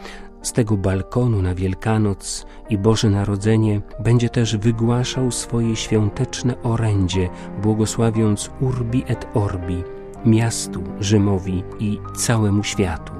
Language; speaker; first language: Polish; native; Polish